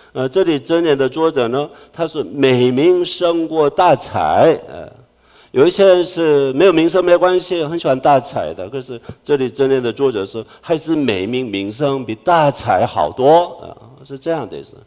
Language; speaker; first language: Chinese; non-native, fluent; Korean